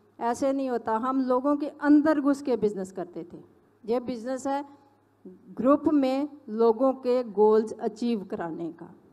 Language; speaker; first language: Hindi; non-native, local second language; Punjabi